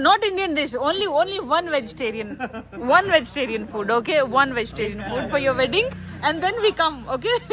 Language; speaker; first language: English; non-native, local second language; Hindi